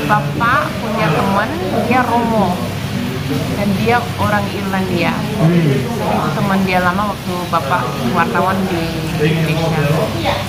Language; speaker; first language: Indonesian; early bilingual, heritage; English